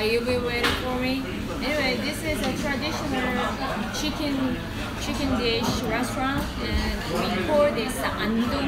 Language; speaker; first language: English; non-native, fluent; Korean